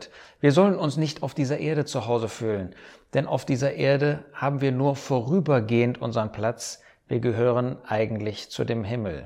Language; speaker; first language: German; native; German